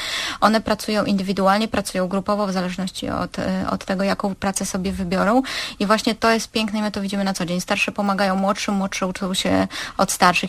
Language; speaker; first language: Polish; native; Polish